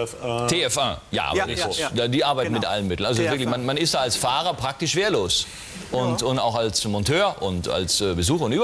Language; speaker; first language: German; native; German